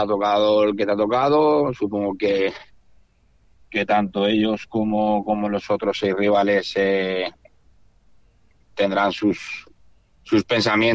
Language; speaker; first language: Spanish; native; Spanish